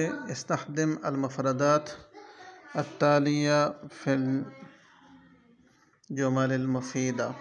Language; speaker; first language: Arabic; non-native, fluent; Urdu